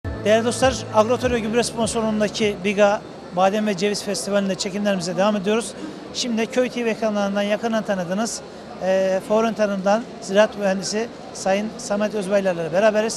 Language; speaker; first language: Turkish; native; Turkish